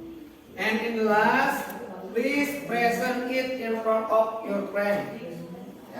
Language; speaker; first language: English; non-native, fluent; Indonesian